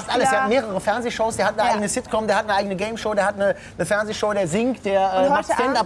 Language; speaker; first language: German; native; German